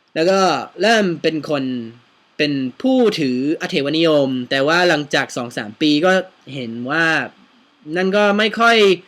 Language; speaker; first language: Thai; non-native, fluent; English